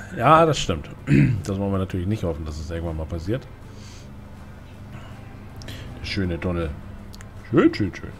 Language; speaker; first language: German; native; German